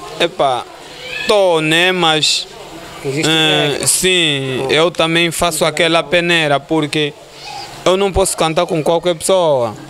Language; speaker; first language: Portuguese; native; Portuguese